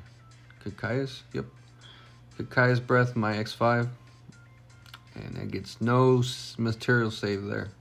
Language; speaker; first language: English; native; English